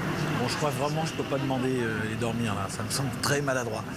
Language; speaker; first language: French; native; French